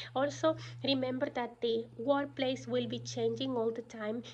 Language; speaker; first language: English; non-native, fluent; Spanish